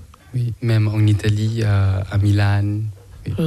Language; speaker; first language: French; non-native, learner; Thai